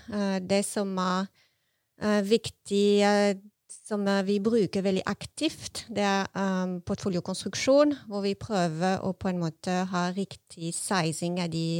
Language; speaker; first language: Norwegian; non-native, fluent; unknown